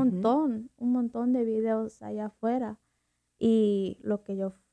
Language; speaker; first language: Spanish; early bilingual, heritage; Spanish